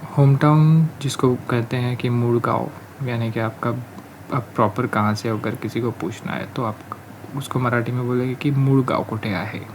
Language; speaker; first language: Hindi; non-native, local second language; Marathi